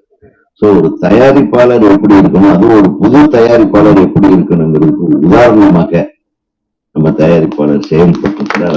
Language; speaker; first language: Tamil; native; Tamil